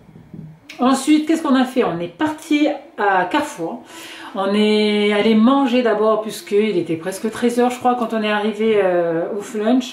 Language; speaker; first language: French; native; French